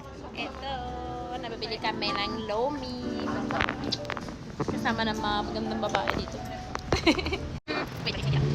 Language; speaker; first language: Filipino; non-native, learner; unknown